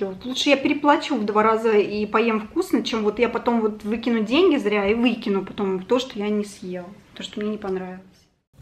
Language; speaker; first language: Russian; native; Russian